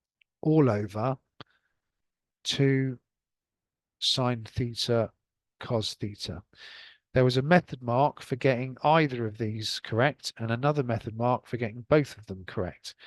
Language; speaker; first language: English; native; English